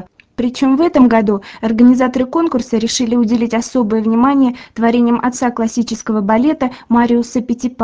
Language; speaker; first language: Russian; native; Russian